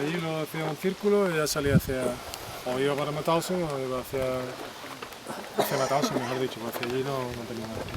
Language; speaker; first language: Spanish; native; Spanish